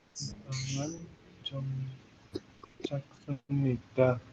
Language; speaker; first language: Korean; non-native, learner; Indonesian